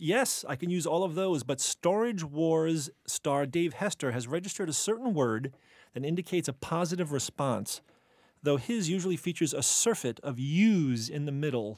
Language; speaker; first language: English; native; English